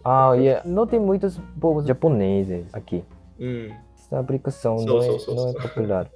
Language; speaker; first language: Portuguese; non-native, learner; Japanese